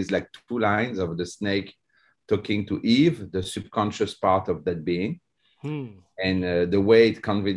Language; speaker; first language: English; non-native, fluent; French